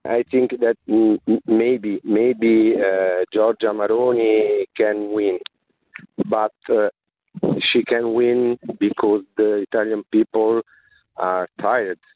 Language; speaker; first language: English; non-native, learner; Italian